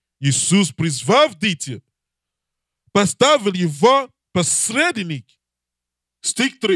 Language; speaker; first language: Russian; non-native, learner; English